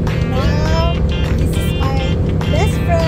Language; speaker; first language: English; non-native, learner; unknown